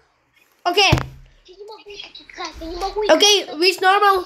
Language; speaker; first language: English; non-native, learner; Russian